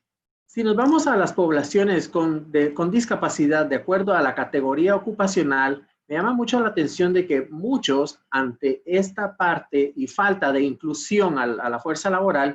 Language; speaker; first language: Spanish; native; Spanish